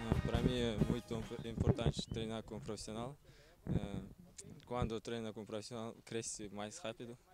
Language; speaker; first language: Portuguese; non-native, learner; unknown